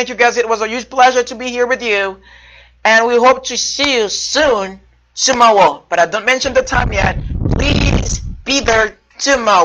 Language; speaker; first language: English; non-native, fluent; Haitian Creole